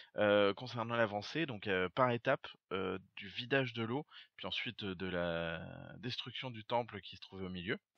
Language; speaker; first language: French; native; French